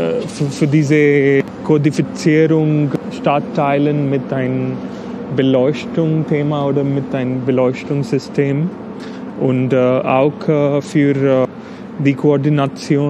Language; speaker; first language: German; non-native, learner; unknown